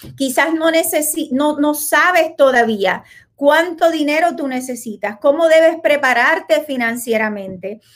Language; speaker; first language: Spanish; native; Spanish